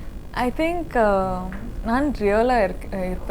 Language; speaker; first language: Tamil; non-native, learner; Kodava